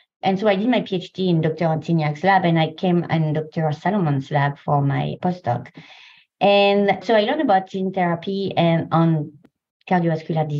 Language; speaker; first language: English; non-native, fluent; French